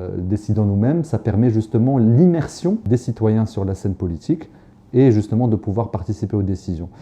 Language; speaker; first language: French; non-native, local second language; Arabic